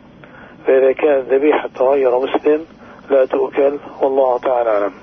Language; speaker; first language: Arabic; native; Arabic